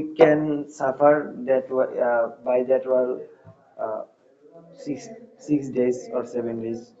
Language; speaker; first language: English; non-native, learner; Bangla